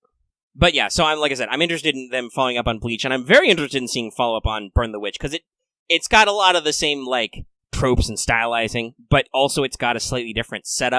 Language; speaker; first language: English; native; English